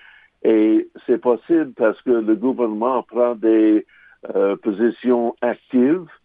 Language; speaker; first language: French; non-native, local second language; English